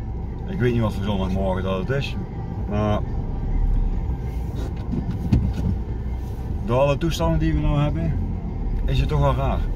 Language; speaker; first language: Dutch; native; Dutch